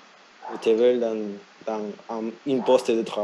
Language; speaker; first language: French; non-native, fluent; Spanish